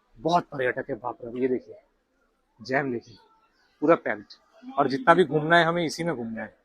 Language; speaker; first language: Hindi; non-native, local second language; Bangla